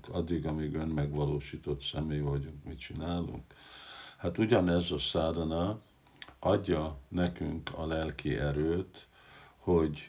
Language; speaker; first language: Hungarian; non-native, fluent; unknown